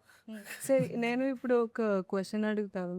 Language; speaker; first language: Telugu; native; Telugu